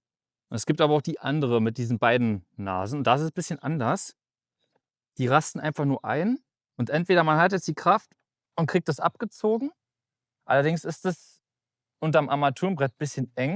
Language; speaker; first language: German; native; German